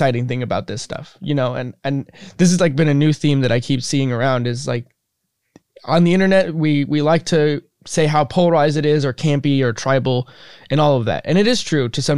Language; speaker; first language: English; native; English